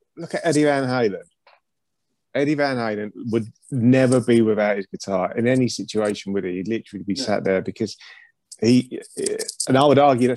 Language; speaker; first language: English; native; English